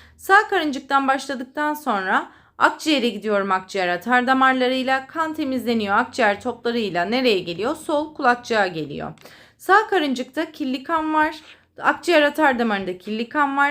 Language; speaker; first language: Turkish; native; Turkish